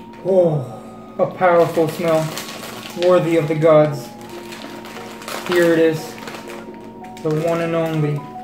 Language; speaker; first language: English; early bilingual, other home language; Spanish